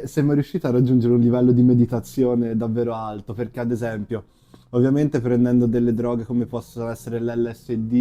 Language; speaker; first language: Italian; native; Italian